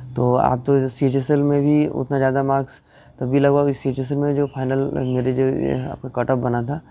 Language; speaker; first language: Hindi; non-native, local second language; Bangla